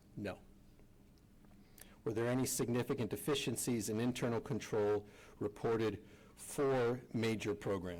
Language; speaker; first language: English; native; English